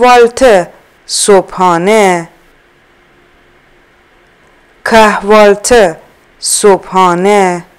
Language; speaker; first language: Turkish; non-native, fluent; Persian